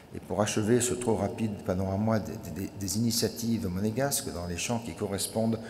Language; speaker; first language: French; native; French